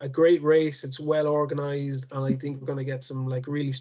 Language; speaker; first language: English; native; English